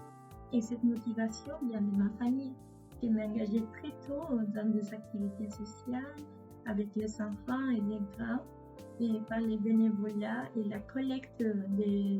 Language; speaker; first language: French; non-native, fluent; Spanish